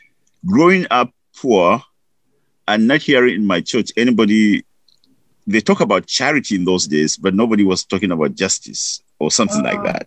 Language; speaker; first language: English; non-native, local second language; Hausa